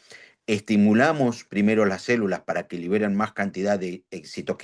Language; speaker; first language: Spanish; native; Spanish